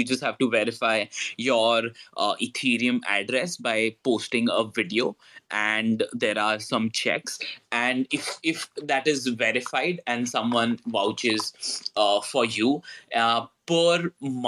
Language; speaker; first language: English; non-native, local second language; Hindi